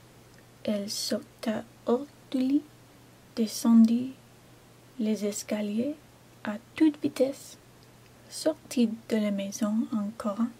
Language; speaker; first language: French; non-native, learner; English